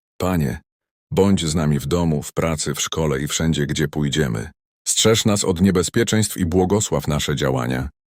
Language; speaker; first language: Polish; native; Polish